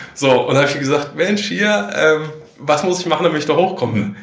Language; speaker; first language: German; native; German